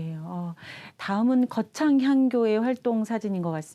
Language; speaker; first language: Korean; native; Korean